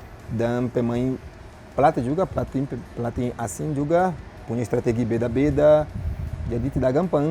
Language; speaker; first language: Indonesian; non-native, fluent; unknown